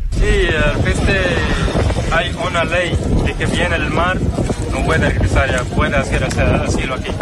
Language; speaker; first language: Spanish; non-native, learner; Arabic